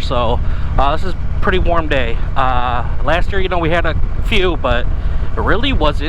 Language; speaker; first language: English; native; English